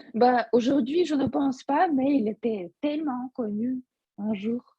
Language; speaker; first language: French; non-native, fluent; Russian